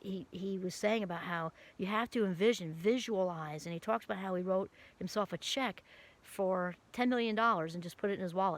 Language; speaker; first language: English; native; English